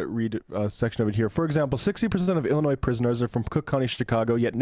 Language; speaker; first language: English; native; English